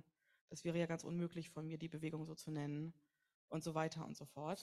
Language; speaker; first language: German; native; German